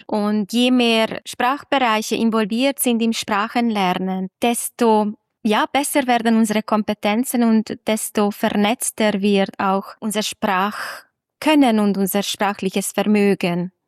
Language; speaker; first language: German; non-native, fluent; Hungarian